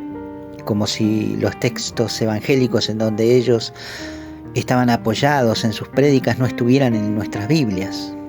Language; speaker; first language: Spanish; native; Spanish